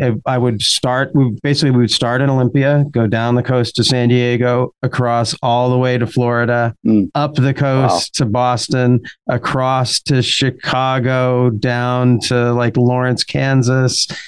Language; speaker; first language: English; native; English